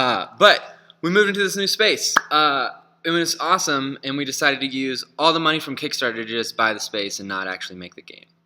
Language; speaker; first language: English; native; English